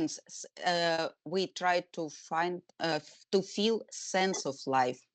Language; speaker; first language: English; non-native, learner; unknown